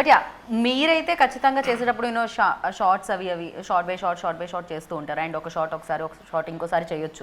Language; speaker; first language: Telugu; native; Telugu